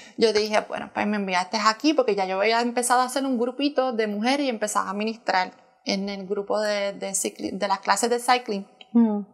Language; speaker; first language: Spanish; native; Spanish